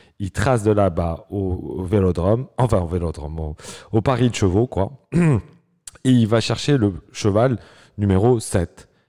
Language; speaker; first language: French; non-native, local second language; Arabic